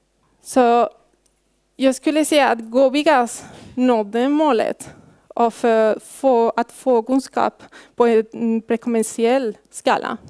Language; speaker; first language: Swedish; non-native, fluent; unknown